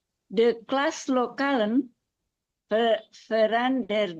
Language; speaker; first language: Dutch; non-native, learner; Indonesian